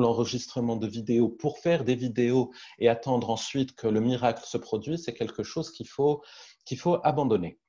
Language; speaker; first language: French; native; French